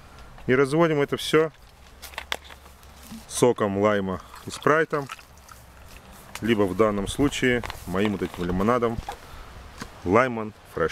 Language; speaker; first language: Russian; native; Russian